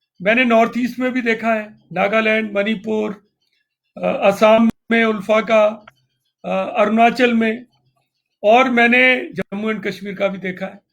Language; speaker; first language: Hindi; non-native, local second language; Punjabi